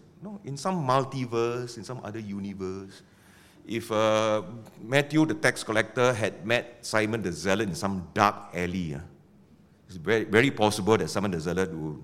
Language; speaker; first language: English; non-native, local second language; Min Nan Chinese